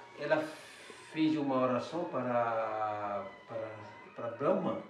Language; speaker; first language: Portuguese; non-native, learner; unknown